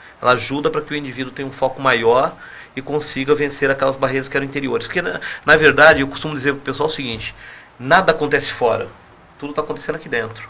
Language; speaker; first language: Portuguese; native; Portuguese